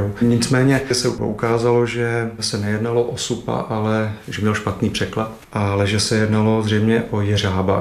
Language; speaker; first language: Czech; native; Czech